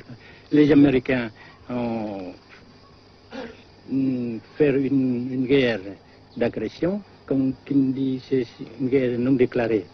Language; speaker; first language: French; non-native, fluent; Vietnamese